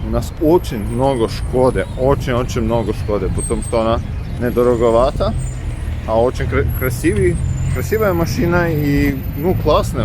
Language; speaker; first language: Russian; non-native, fluent; Serbian